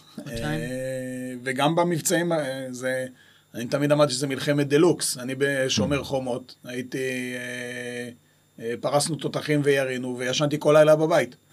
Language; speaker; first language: Hebrew; native; Hebrew